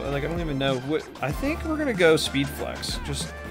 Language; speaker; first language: English; native; English